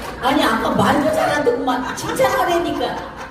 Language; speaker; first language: Korean; native; Korean